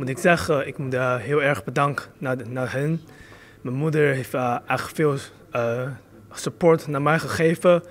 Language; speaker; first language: Dutch; early bilingual, other home language; Chinese